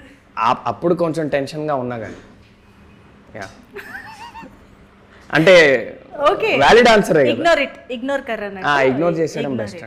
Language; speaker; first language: Telugu; native; Telugu